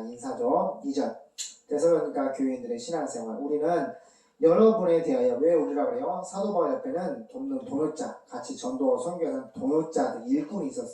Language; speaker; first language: Korean; native; Korean